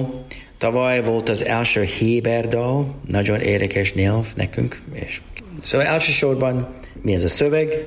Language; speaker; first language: Hungarian; non-native, learner; English